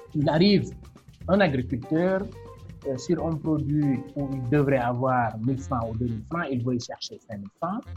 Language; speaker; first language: French; non-native, local second language; Wolof